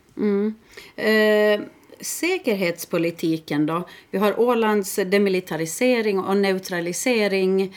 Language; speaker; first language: Swedish; native; Swedish